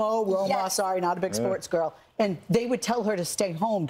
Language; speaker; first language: English; native; English